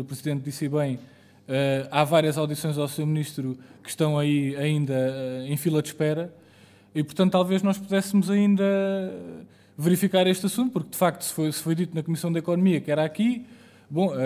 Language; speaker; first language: Portuguese; native; Portuguese